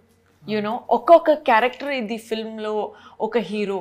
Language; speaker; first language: Telugu; non-native, fluent; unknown